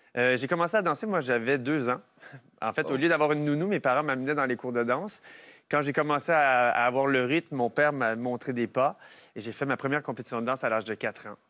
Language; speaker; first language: French; native; French